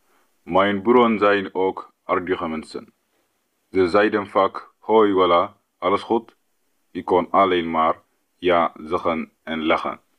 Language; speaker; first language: Dutch; non-native, learner; Tigrinya